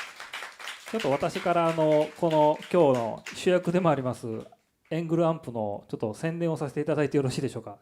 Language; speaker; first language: Japanese; native; Japanese